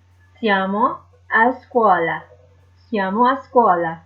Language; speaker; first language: Italian; non-native, fluent; English